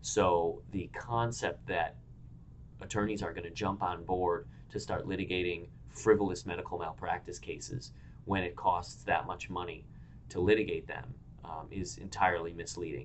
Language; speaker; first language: English; native; English